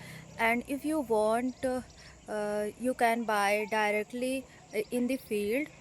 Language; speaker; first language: English; non-native, learner; Hindi